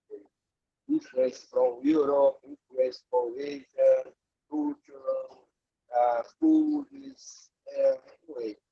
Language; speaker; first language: English; non-native, learner; Portuguese